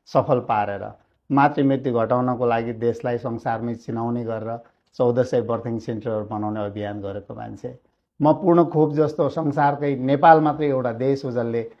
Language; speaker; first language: Nepali; native; Nepali